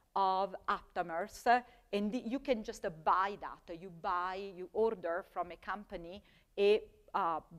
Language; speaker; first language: English; non-native, fluent; Italian